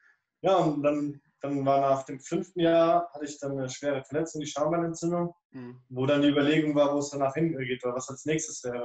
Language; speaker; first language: German; native; German